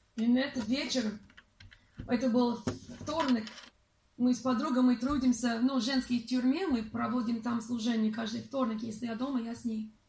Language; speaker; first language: Russian; non-native, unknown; English